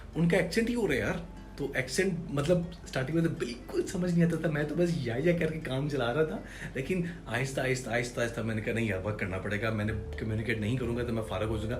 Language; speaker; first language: Urdu; non-native, local second language; Punjabi